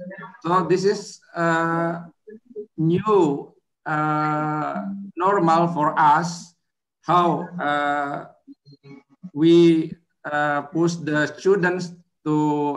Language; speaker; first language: English; non-native, learner; Indonesian